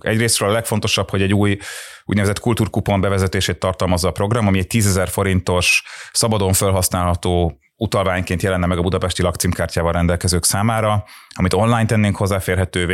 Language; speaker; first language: Hungarian; native; Hungarian